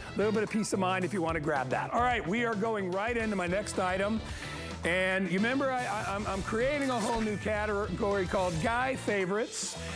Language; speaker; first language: English; native; English